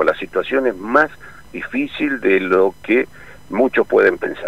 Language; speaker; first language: Spanish; native; Spanish